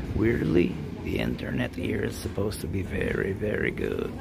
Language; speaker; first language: English; non-native, fluent; French